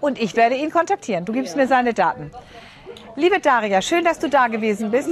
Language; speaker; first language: German; native; German